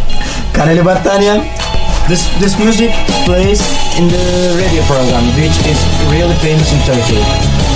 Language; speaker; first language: English; non-native, learner; Turkish